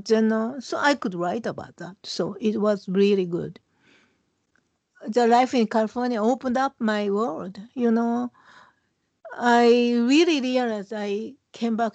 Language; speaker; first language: English; non-native, fluent; Japanese